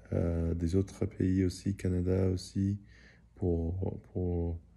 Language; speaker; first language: French; early bilingual, heritage; English